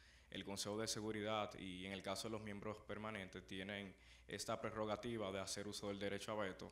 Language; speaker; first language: Spanish; native; Spanish